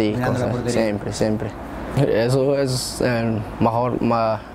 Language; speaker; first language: Spanish; non-native, learner; Portuguese